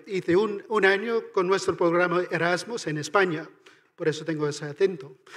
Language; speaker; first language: Spanish; non-native, fluent; Irish